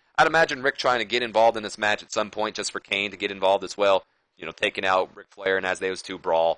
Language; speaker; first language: English; native; English